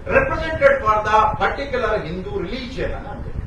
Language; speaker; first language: English; non-native, local second language; Telugu